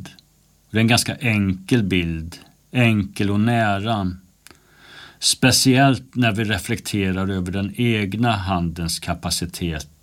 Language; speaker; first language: Swedish; native; Swedish